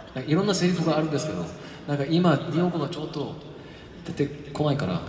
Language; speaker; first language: Japanese; non-native, fluent; Korean